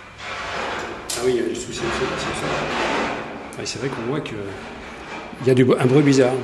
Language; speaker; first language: French; native; French